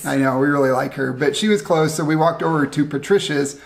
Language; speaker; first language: English; native; English